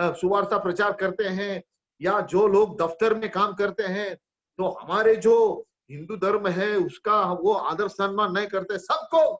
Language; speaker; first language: Hindi; non-native, local second language; Marathi